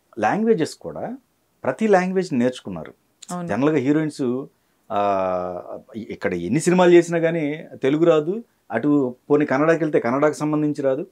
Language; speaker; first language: Telugu; native; Telugu